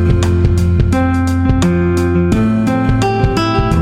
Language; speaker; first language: English; native; English